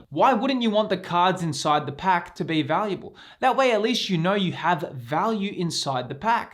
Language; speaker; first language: English; native; English